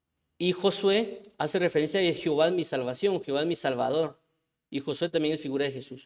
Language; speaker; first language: Spanish; native; Spanish